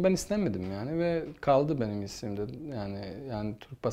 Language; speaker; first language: Turkish; non-native, fluent; Bosnian